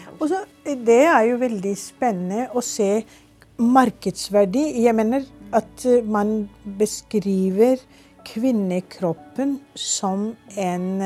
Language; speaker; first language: Norwegian; non-native, fluent; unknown